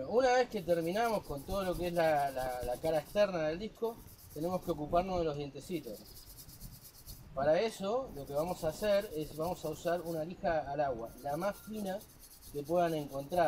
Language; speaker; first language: Spanish; native; Spanish